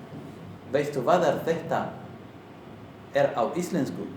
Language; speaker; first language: Icelandic; non-native, learner; Spanish